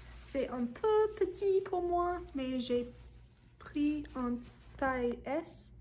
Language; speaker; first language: French; non-native, learner; English